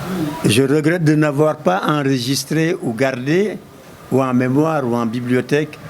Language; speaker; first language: French; non-native, local second language; Wolof